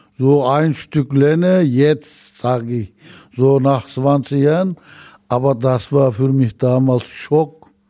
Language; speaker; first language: German; non-native, learner; Turkish